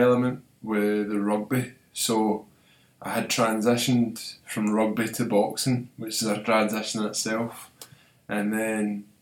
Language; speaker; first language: English; native; English